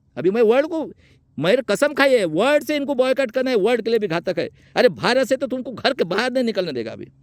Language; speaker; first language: Hindi; non-native, local second language; Marathi